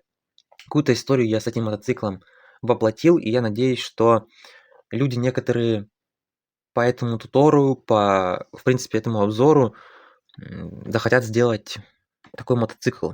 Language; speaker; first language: Russian; native; Russian